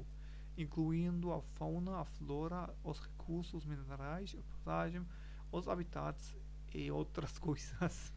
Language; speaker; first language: Spanish; non-native, learner; German